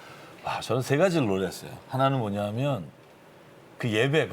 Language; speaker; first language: Korean; native; Korean